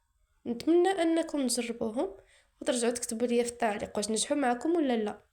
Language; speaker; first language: Arabic; native; Arabic